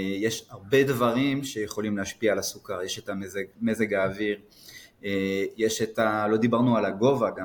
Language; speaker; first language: Hebrew; non-native, fluent; French